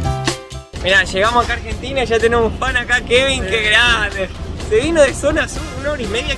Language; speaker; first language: Spanish; native; Spanish